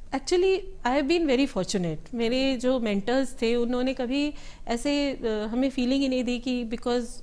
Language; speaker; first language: Hindi; native; Hindi